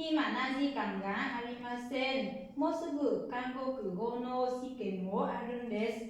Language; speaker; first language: Japanese; non-native, learner; Vietnamese